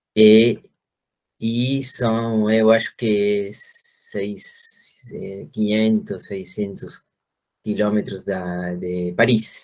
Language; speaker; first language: Portuguese; non-native, fluent; Spanish